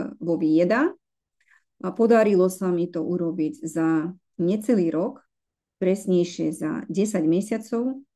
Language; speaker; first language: Slovak; non-native, fluent; Russian